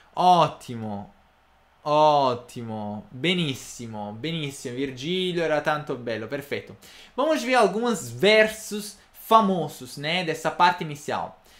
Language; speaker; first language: Portuguese; non-native, fluent; Italian